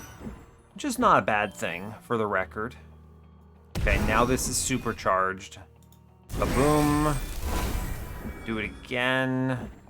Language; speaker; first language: English; native; English